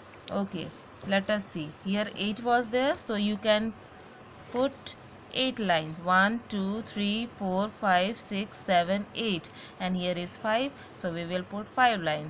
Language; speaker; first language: English; non-native, local second language; Hindi